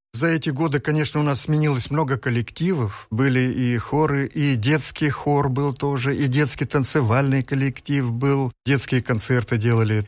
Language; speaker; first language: Russian; native; Russian